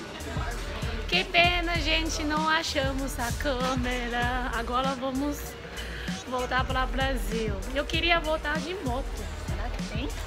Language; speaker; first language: Portuguese; non-native, fluent; Chinese